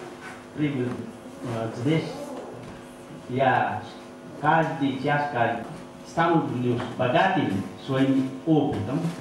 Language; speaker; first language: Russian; non-native, learner; Nepali